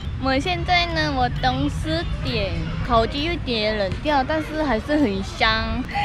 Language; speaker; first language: Chinese; non-native, fluent; Korean